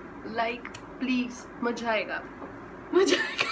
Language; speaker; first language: Hindi; non-native, local second language; Gujarati